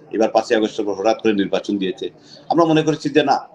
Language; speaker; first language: Bangla; native; Bangla